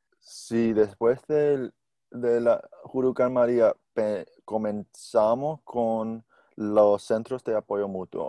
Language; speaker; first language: Spanish; non-native, learner; English